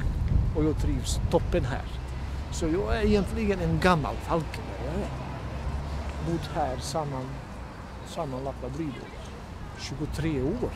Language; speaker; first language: Swedish; non-native, fluent; Bosnian